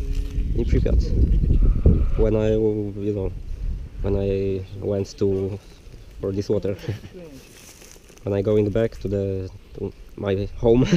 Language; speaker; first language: English; non-native, learner; Polish